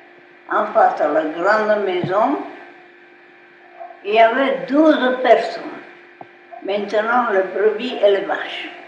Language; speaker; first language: French; non-native, local second language; Basque